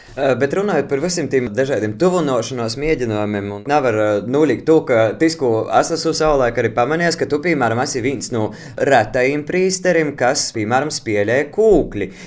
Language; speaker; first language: Latvian; native; Latvian